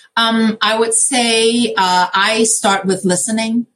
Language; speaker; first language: English; non-native, local second language; Cantonese